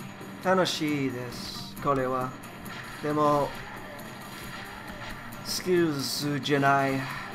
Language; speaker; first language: Japanese; non-native, learner; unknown